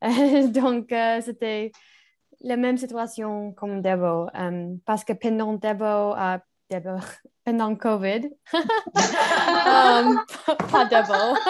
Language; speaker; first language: French; non-native, learner; English